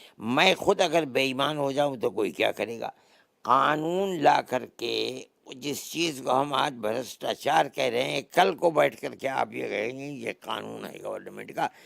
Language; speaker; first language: Urdu; native; Urdu